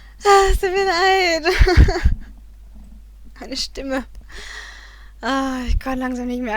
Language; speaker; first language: German; native; German